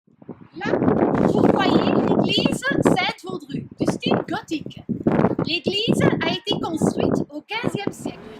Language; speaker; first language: French; non-native, learner; Dutch